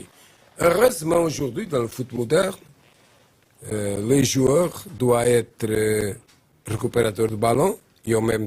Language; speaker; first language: French; non-native, learner; Portuguese